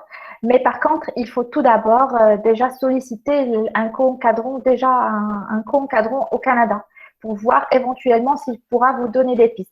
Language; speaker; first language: French; non-native, local second language; Arabic